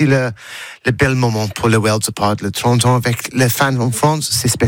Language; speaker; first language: French; non-native, learner; English